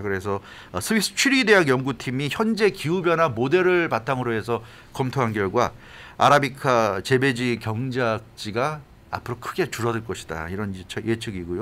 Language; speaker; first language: Korean; native; Korean